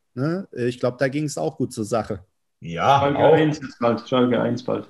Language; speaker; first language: German; native; German